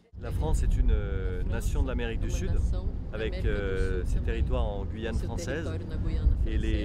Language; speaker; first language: French; non-native, learner; Portuguese